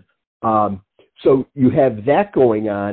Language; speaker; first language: English; native; English